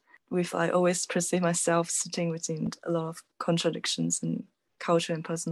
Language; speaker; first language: English; non-native, local second language; Chinese